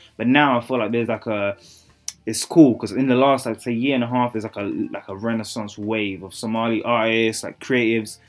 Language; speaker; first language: English; native; English